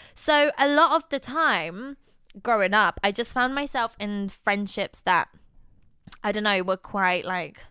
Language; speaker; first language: English; non-native, fluent; Polish